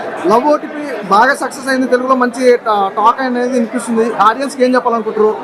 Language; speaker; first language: Telugu; native; Telugu